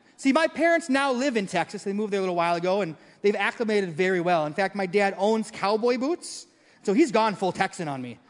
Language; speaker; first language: English; native; English